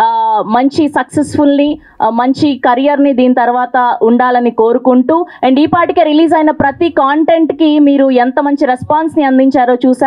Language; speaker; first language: Telugu; native; Telugu